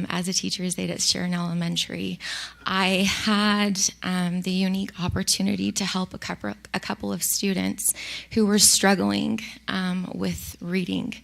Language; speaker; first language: English; early bilingual, other home language; Spanish